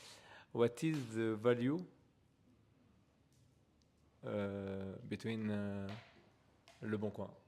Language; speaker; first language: English; non-native, learner; French